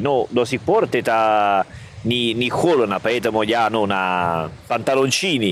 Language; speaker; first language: Russian; non-native, learner; Italian